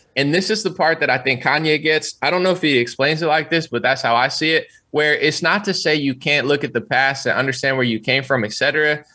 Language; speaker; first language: English; native; English